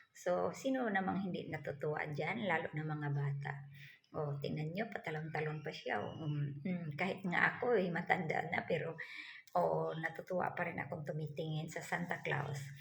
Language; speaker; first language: Filipino; non-native, local second language; Cebuano